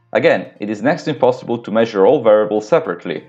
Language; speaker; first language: English; non-native, fluent; Italian